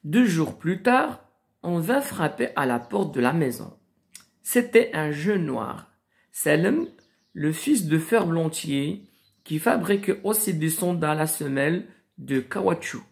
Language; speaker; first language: French; non-native, local second language; Arabic